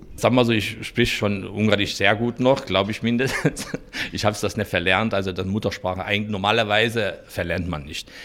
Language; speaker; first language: German; non-native, fluent; Hungarian